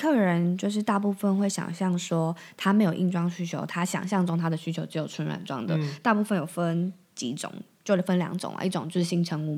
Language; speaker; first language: Chinese; native; Chinese